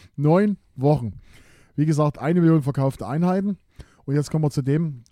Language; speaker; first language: German; native; German